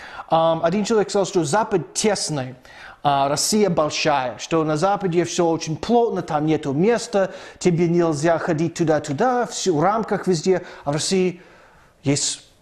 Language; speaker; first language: Russian; non-native, fluent; English